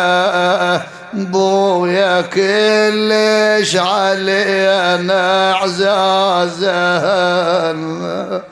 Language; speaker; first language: Arabic; native; Arabic